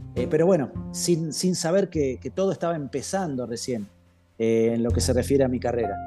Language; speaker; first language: Spanish; native; Spanish